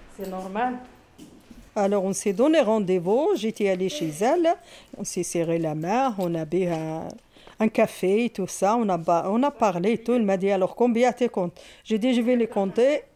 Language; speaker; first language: French; non-native, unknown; Arabic